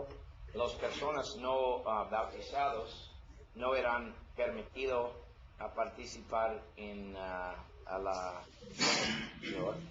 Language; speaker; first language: Spanish; non-native, learner; English